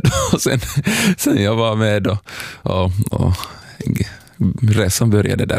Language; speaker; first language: Swedish; non-native, fluent; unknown